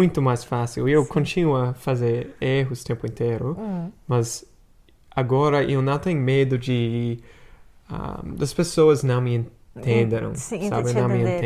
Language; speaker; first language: Portuguese; non-native, fluent; English